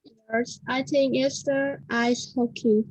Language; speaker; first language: English; non-native, learner; Vietnamese